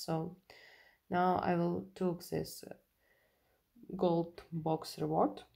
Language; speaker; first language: English; non-native, learner; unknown